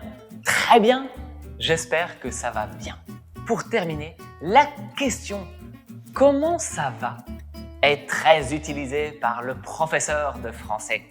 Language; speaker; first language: French; non-native, fluent; Spanish